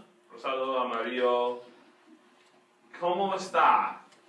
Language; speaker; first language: Spanish; non-native, fluent; English